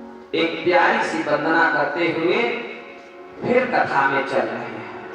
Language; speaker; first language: Hindi; native; Hindi